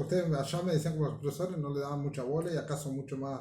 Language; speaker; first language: Spanish; native; Spanish